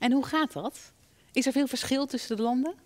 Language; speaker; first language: Dutch; native; Dutch